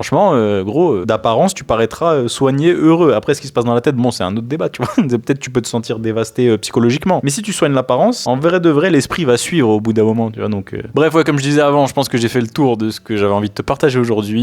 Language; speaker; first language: French; native; French